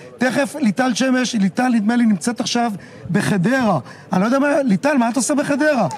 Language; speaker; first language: Hebrew; native; Hebrew